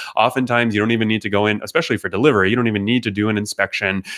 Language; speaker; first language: English; native; English